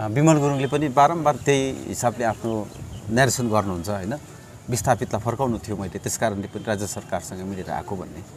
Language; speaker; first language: Nepali; native; Nepali